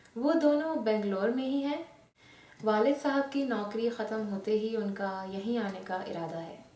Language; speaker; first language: Hindi; non-native, local second language; Urdu